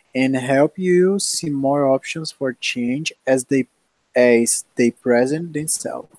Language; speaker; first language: English; non-native, learner; Portuguese